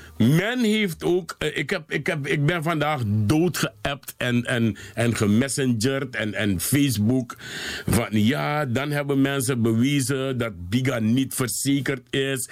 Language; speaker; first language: Dutch; native; Dutch